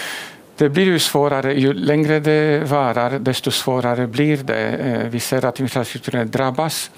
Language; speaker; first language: Swedish; non-native, fluent; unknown